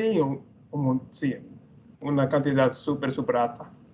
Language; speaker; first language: Spanish; non-native, fluent; English